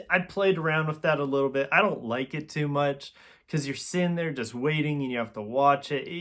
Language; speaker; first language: English; native; English